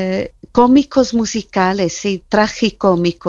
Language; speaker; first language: Spanish; non-native, fluent; German